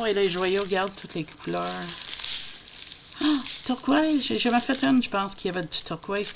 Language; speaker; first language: French; native; French